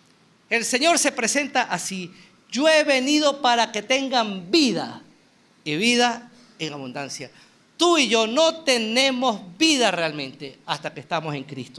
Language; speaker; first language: Spanish; native; Spanish